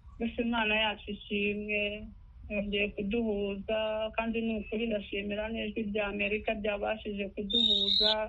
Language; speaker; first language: Kinyarwanda; native; Kinyarwanda